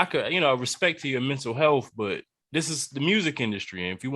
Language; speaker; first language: English; native; English